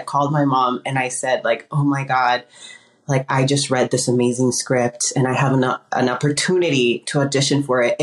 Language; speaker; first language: English; early bilingual, other home language; Spanish